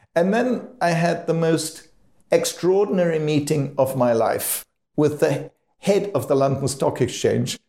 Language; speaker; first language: English; non-native, fluent; German